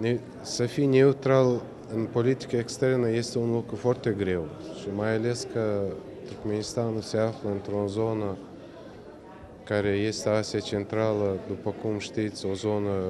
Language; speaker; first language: Romanian; non-native, fluent; Turkmen